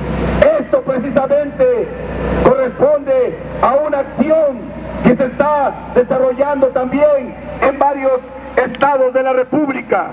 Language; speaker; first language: Spanish; native; Spanish